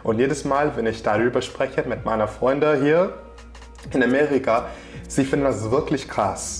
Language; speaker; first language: German; non-native, fluent; English